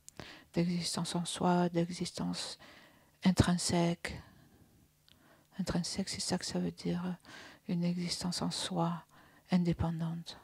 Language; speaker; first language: French; native; French